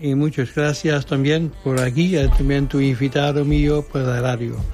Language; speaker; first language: Spanish; non-native, learner; Dutch